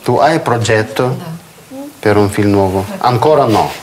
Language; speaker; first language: Italian; non-native, fluent; Russian